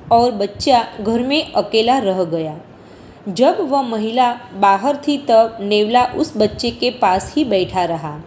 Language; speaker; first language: Hindi; non-native, local second language; Gujarati